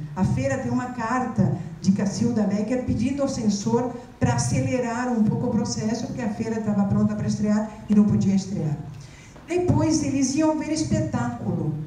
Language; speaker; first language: Portuguese; non-native, fluent; Spanish